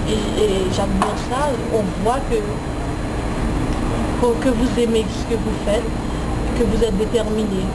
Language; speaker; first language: French; non-native, local second language; Haitian Creole